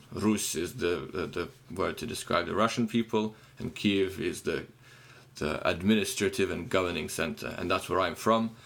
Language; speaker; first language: English; non-native, fluent; Ukrainian